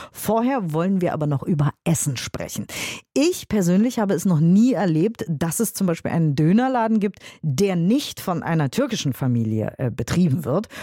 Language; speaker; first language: German; native; German